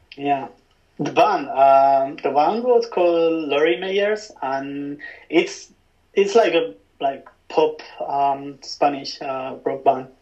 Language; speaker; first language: English; non-native, fluent; Spanish